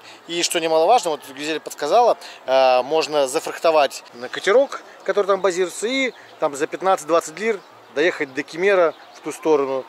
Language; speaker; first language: Russian; native; Russian